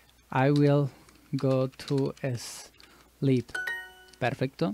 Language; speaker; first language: English; non-native, learner; Spanish